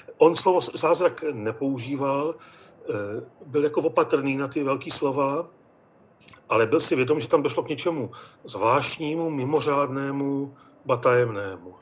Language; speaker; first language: Czech; native; Czech